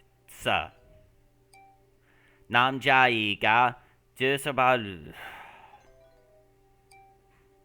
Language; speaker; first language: Korean; non-native, learner; English